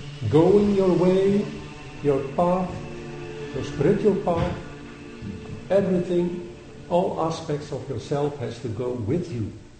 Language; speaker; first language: English; non-native, fluent; Dutch